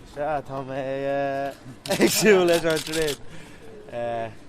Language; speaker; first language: Irish; non-native, learner; English